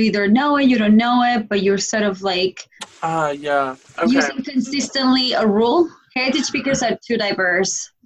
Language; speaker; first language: English; non-native, fluent; Spanish